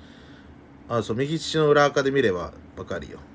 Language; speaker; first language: Japanese; native; Japanese